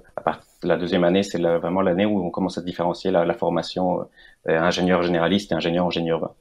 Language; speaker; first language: French; non-native, fluent; Spanish